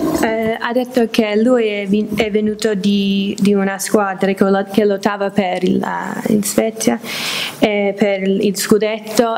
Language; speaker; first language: Italian; non-native, fluent; English